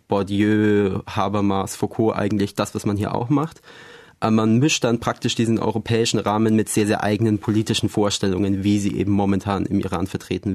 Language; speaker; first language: German; native; German